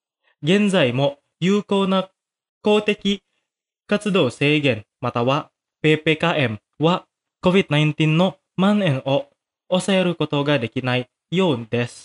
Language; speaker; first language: Japanese; non-native, fluent; Indonesian